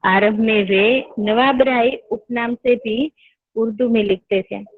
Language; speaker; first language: Hindi; non-native, local second language; Gujarati